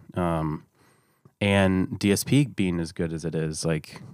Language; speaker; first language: English; native; English